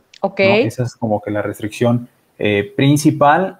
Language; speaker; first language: Spanish; native; Spanish